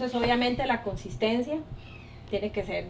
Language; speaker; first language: Spanish; native; Spanish